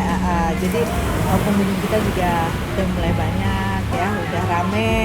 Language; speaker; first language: Indonesian; native; Indonesian